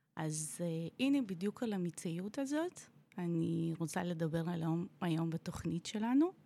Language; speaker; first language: Hebrew; non-native, fluent; Russian